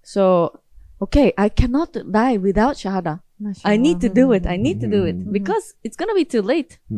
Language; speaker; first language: English; non-native, fluent; Japanese